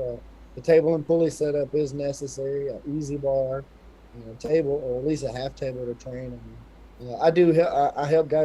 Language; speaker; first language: English; native; English